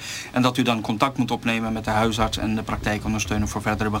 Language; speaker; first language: Dutch; native; Dutch